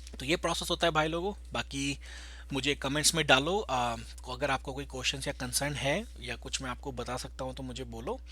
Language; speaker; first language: Hindi; native; Hindi